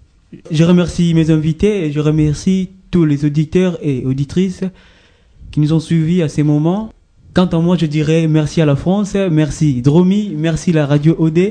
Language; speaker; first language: French; native; French